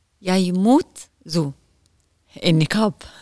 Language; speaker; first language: Dutch; non-native, learner; Arabic